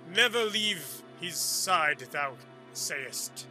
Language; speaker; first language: English; native; English